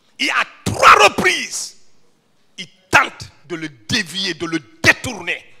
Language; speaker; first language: French; non-native, local second language; Wolof